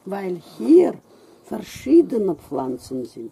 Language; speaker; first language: German; non-native, fluent; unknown